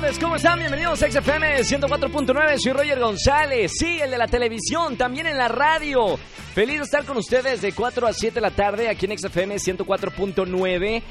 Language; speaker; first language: Spanish; native; Spanish